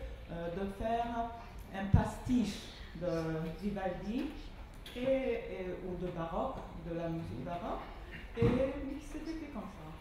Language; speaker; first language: French; non-native, fluent; Polish